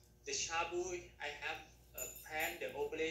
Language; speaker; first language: English; non-native, learner; Thai